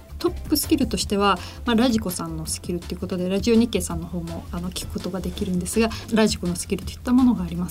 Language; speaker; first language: Japanese; native; Japanese